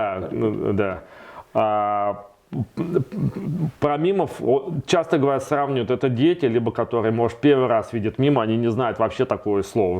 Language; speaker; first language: Russian; native; Russian